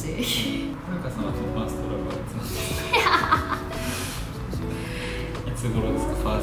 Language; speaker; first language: Japanese; native; Japanese